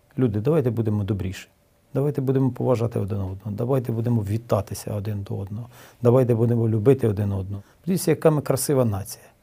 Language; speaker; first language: Ukrainian; native; Ukrainian